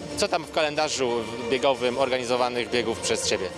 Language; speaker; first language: Polish; native; Polish